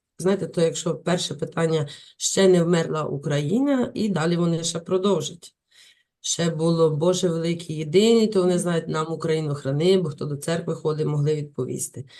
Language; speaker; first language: Ukrainian; native; Ukrainian